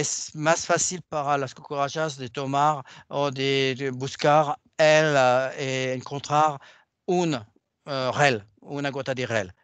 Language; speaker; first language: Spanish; non-native, learner; French